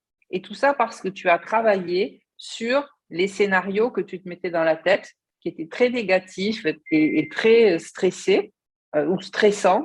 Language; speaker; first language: French; native; French